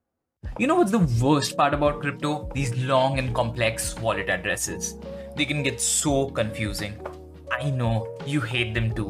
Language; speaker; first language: English; non-native, local second language; Hindi